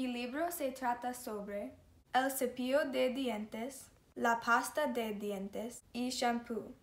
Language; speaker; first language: Spanish; non-native, learner; English